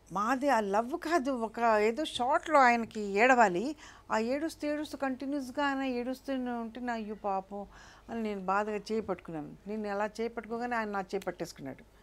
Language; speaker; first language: Telugu; non-native, local second language; Urdu